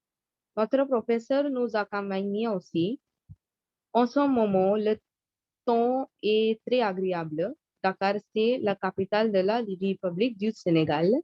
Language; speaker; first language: French; non-native, learner; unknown